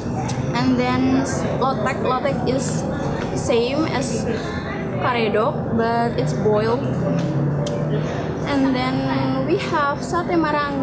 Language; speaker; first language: English; non-native, learner; Indonesian